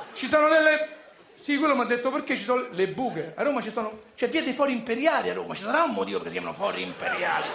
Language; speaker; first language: Italian; native; Italian